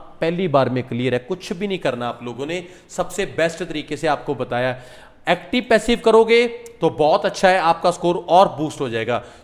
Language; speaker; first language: Hindi; non-native, local second language; Punjabi